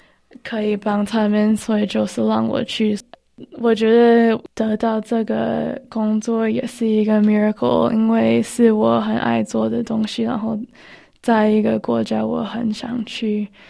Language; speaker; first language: Chinese; early bilingual, heritage; Chinese